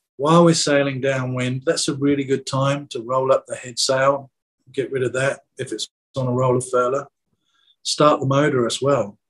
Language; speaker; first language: English; native; English